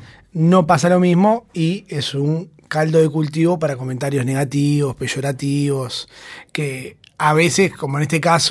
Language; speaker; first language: Spanish; native; Spanish